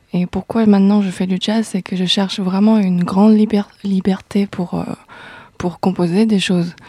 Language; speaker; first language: French; non-native, fluent; Chinese